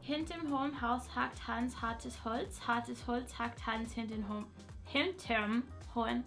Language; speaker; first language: German; non-native, fluent; English